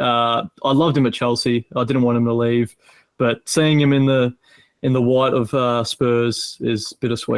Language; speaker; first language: English; native; English